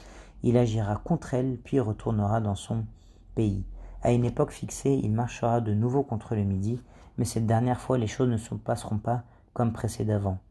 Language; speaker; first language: French; native; French